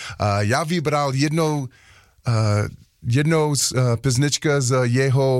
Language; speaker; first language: Czech; non-native, learner; English